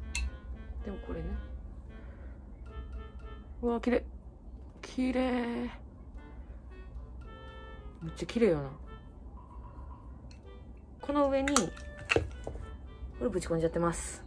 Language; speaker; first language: Japanese; native; Japanese